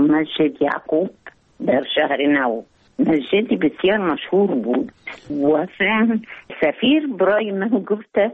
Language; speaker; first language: Persian; non-native, fluent; Arabic